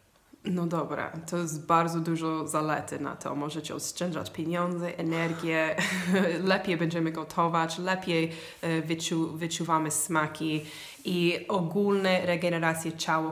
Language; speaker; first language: Polish; non-native, fluent; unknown